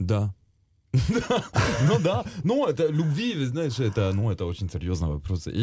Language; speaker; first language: Russian; non-native, learner; French